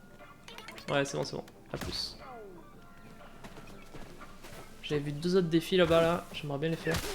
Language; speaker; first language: French; native; French